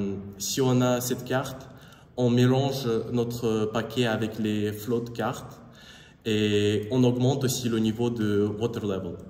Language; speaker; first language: French; non-native, learner; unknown